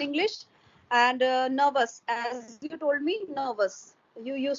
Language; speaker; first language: English; non-native, local second language; Hindi